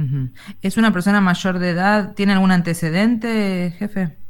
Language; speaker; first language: Spanish; native; Spanish